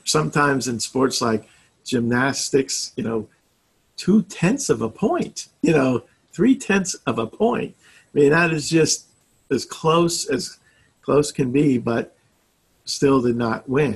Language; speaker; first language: English; native; English